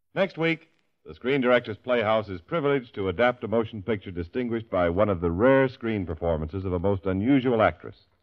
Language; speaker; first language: English; native; English